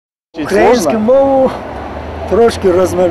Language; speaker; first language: Ukrainian; non-native, learner; Turkish